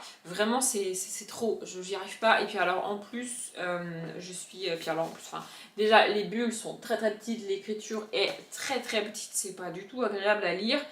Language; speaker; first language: French; native; French